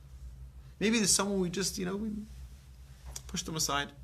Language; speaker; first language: English; native; English